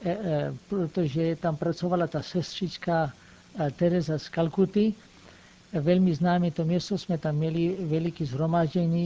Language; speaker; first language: Czech; non-native, fluent; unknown